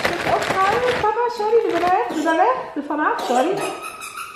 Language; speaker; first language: Dutch; native; Dutch